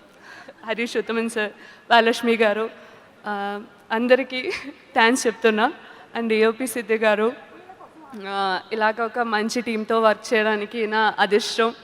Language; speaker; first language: Telugu; non-native, learner; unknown